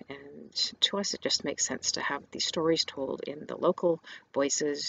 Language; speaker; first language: English; native; English